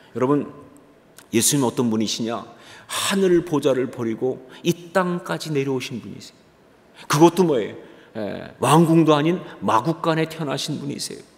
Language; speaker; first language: Korean; native; Korean